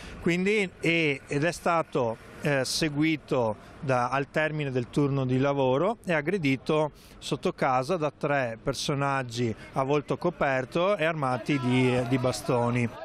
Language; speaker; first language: Italian; native; Italian